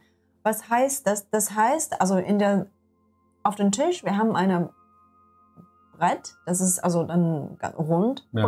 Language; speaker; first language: German; non-native, learner; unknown